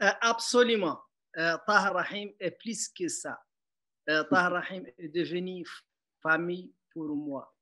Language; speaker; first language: French; non-native, local second language; Arabic